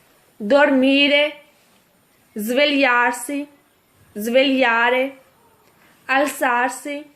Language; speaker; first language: Italian; non-native, fluent; Urdu